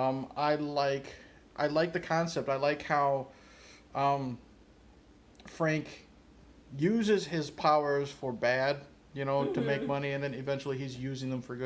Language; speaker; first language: English; native; English